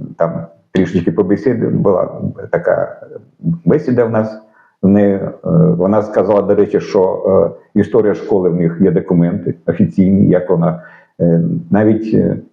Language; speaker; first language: Ukrainian; non-native, local second language; Russian